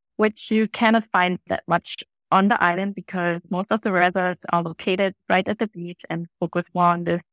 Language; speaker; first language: English; non-native, fluent; German